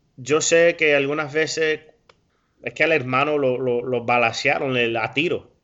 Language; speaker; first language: Spanish; early bilingual, heritage; Spanish